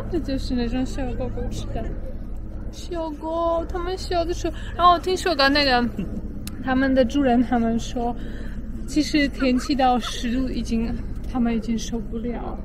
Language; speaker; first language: Chinese; non-native, fluent; Polish